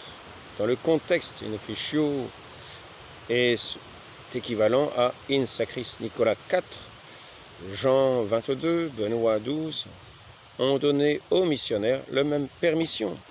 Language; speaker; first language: French; native; French